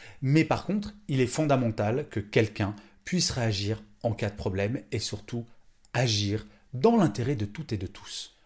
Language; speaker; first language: French; native; French